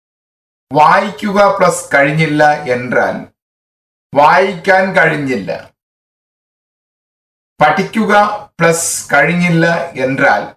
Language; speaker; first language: Malayalam; non-native, fluent; Tamil